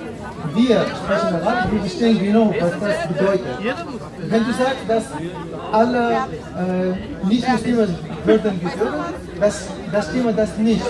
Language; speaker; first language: German; non-native, learner; Arabic